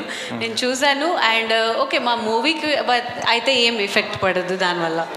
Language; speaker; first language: Telugu; non-native, fluent; Marathi